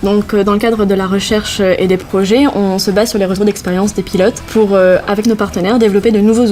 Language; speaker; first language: French; native; French